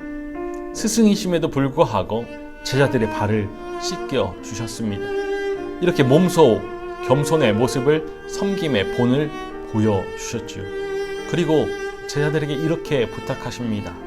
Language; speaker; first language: Korean; native; Korean